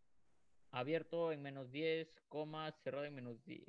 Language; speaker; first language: Spanish; native; Spanish